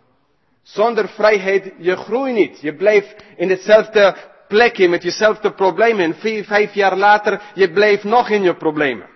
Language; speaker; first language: Dutch; non-native, fluent; English